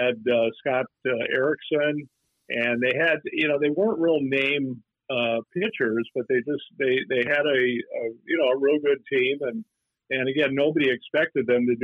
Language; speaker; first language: English; native; English